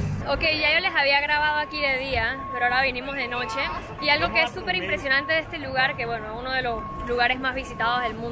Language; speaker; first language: Spanish; native; Spanish